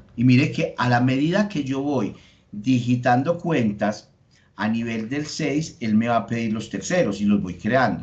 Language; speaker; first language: Spanish; native; Spanish